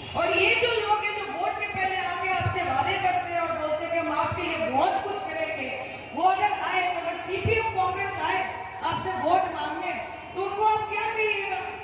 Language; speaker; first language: Hindi; non-native, local second language; Bangla